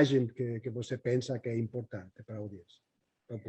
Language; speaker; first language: Portuguese; non-native, fluent; Spanish